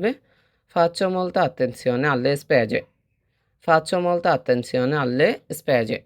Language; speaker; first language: Italian; non-native, fluent; Bangla